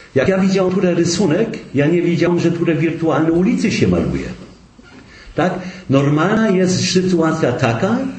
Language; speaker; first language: Polish; non-native, local second language; German